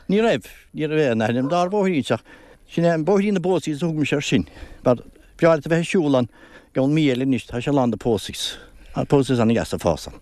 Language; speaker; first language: Irish; native; Irish